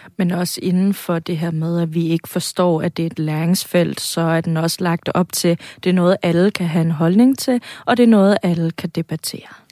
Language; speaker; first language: Danish; native; Danish